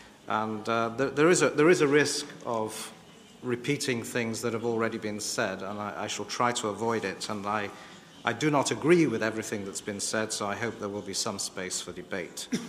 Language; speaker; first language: English; native; English